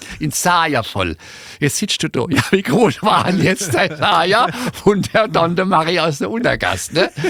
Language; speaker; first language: German; native; German